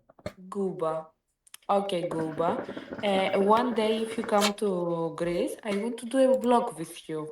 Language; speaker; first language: English; non-native, learner; Greek